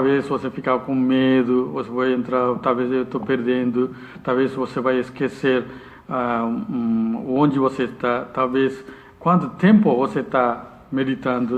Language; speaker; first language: Portuguese; non-native, learner; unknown